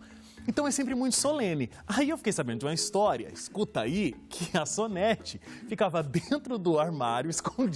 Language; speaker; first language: Portuguese; native; Portuguese